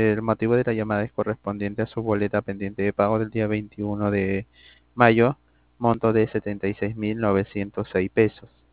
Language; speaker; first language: Spanish; native; Spanish